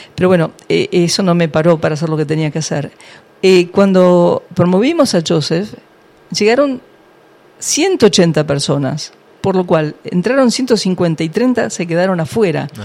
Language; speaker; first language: Spanish; early bilingual, other home language; English